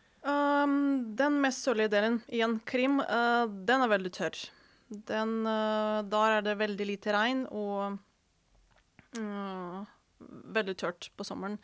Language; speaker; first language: Norwegian; non-native, fluent; Ukrainian